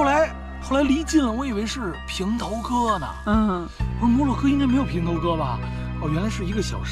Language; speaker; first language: Chinese; native; Chinese